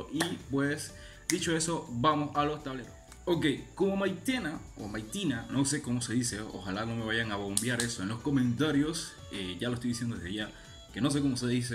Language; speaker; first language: Spanish; native; Spanish